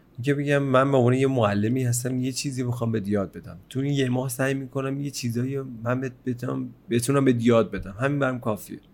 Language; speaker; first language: Persian; native; Persian